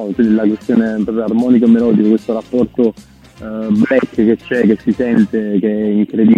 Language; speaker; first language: Italian; native; Italian